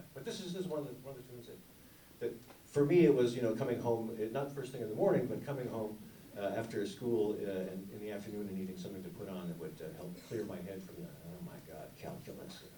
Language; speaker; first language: English; native; English